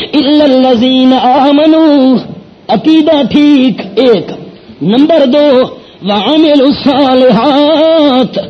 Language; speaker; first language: Urdu; non-native, local second language; Pashto